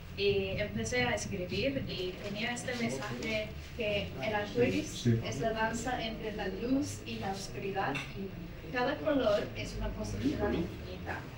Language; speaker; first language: Spanish; non-native, learner; English